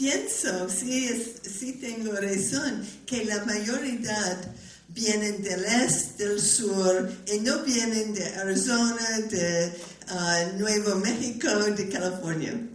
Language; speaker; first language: Spanish; non-native, learner; English